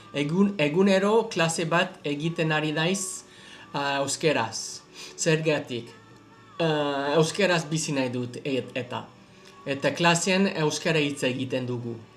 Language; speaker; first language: Basque; non-native, learner; English